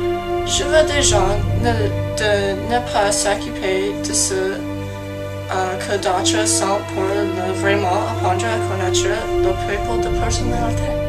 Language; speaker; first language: French; non-native, learner; English